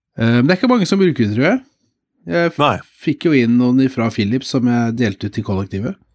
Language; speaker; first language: Norwegian; native; Norwegian